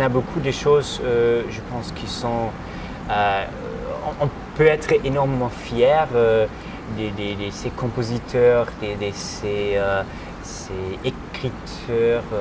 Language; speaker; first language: French; non-native, fluent; German